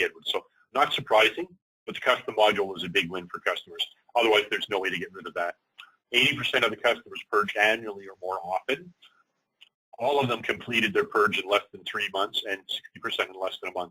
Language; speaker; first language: English; native; English